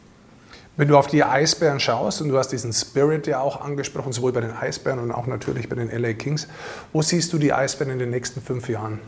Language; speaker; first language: German; native; German